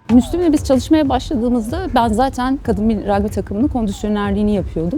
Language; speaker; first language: Turkish; native; Turkish